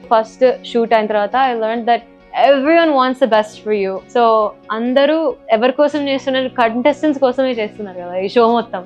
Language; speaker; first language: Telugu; early bilingual, heritage; Telugu